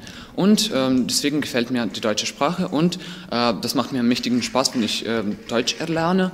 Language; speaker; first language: German; non-native, fluent; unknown